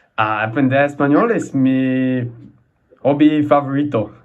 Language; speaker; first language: Spanish; non-native, learner; English